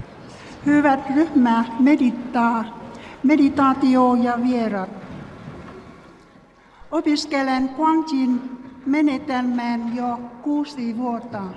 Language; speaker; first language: Finnish; non-native, learner; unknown